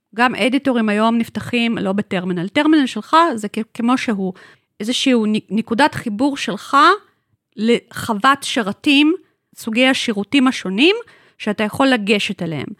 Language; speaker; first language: Hebrew; non-native, fluent; Russian